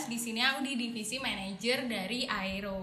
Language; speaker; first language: Indonesian; native; Indonesian